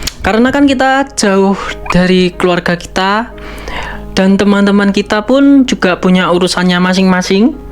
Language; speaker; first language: Indonesian; native; Indonesian